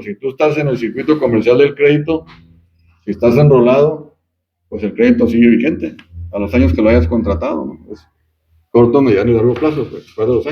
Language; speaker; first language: Spanish; native; Spanish